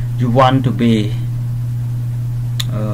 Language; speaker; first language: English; non-native, learner; Khmer